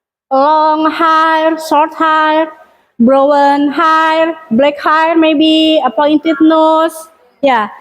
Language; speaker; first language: English; non-native, learner; Indonesian